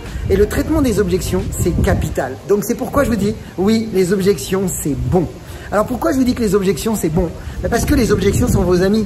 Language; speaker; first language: French; native; French